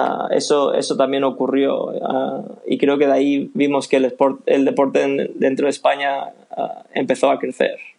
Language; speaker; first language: Spanish; early bilingual, other home language; Swedish